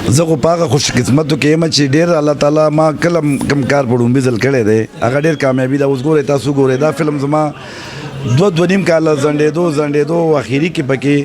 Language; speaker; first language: Pashto; native; Pashto